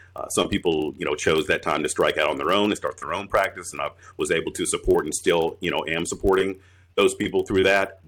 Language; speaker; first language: English; native; English